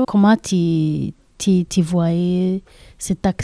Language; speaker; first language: French; non-native, learner; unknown